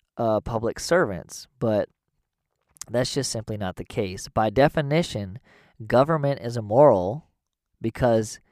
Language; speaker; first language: English; native; English